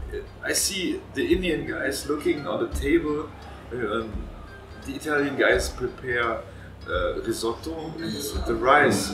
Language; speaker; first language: English; non-native, learner; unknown